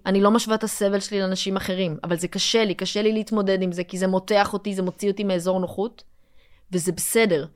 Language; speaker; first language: Hebrew; early bilingual, other home language; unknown